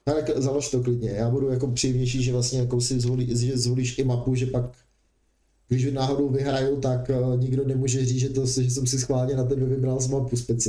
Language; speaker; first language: Czech; native; Czech